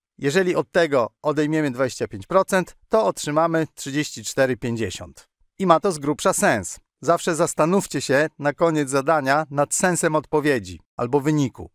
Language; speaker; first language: Polish; native; Polish